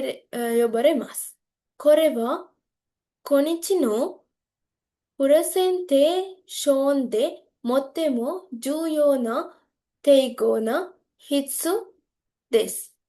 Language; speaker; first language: Japanese; non-native, learner; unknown